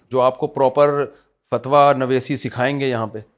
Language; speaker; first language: Urdu; native; Urdu